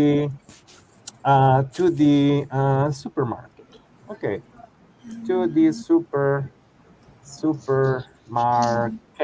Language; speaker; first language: English; non-native, fluent; Spanish